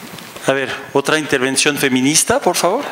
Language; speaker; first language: Spanish; non-native, fluent; French